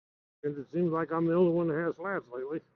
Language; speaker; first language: English; native; English